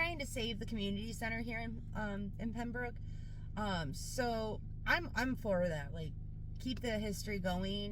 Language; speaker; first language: English; native; English